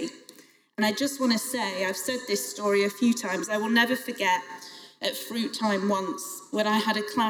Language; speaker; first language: English; native; English